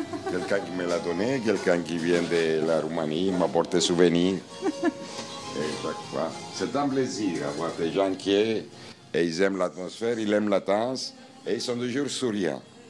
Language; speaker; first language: French; non-native, fluent; Greek